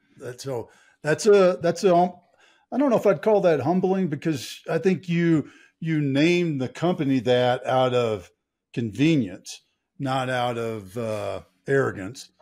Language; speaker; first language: English; native; English